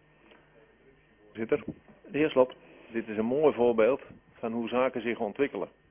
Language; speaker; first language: Dutch; native; Dutch